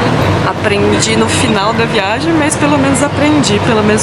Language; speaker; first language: Portuguese; native; Portuguese